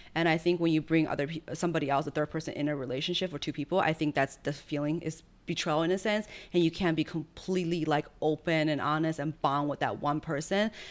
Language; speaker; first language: English; early bilingual, other home language; Chinese